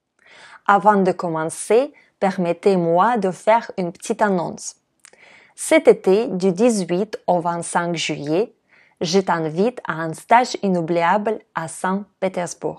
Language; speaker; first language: French; non-native, fluent; Russian